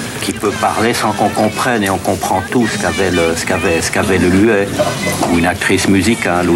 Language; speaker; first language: French; native; French